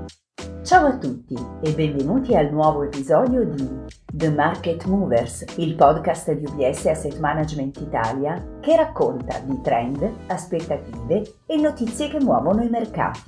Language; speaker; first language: Italian; native; Italian